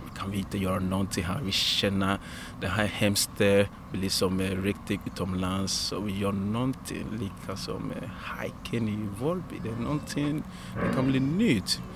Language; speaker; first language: Swedish; non-native, fluent; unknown